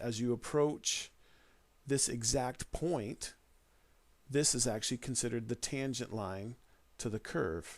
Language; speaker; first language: English; native; English